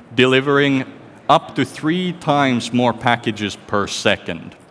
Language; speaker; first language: English; non-native, fluent; Finnish